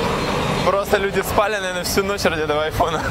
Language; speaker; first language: Russian; native; Russian